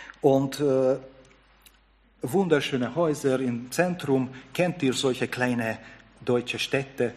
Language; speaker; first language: German; non-native, fluent; Hungarian